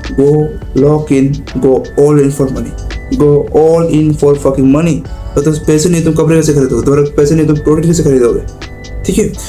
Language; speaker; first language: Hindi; non-native, local second language; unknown